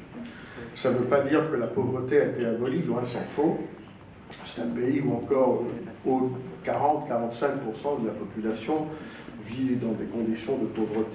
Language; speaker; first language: French; non-native, fluent; Spanish